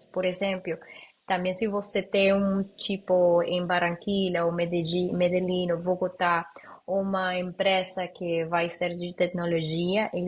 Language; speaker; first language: Portuguese; non-native, learner; Spanish